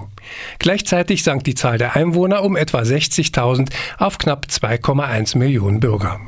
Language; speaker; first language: German; native; German